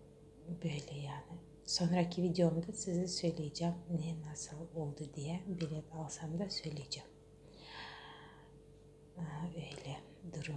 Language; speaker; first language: Turkish; non-native, fluent; Russian